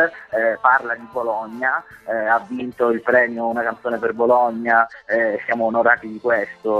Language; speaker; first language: Italian; native; Italian